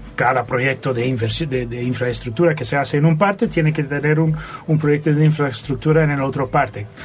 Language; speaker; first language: Spanish; non-native, fluent; Dutch